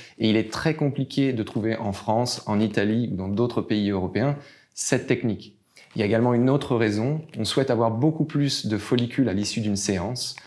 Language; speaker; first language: French; native; French